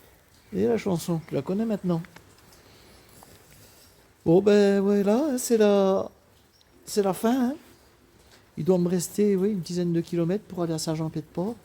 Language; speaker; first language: French; native; French